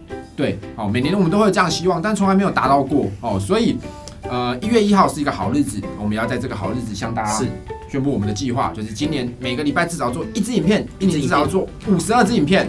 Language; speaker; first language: Chinese; native; Chinese